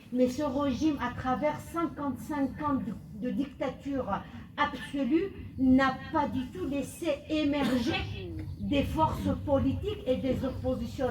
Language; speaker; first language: French; non-native, fluent; Arabic